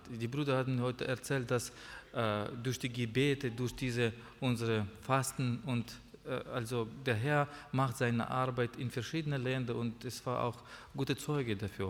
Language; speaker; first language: German; non-native, learner; Russian